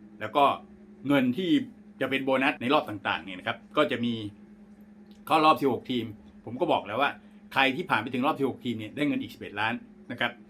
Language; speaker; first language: Thai; native; Thai